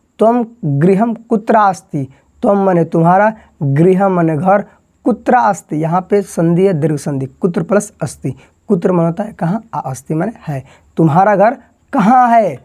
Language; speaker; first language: Hindi; native; Hindi